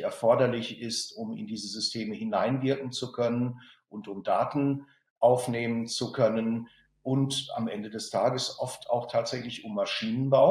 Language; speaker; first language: German; native; German